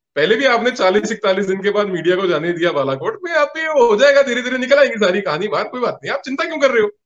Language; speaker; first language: Hindi; native; Hindi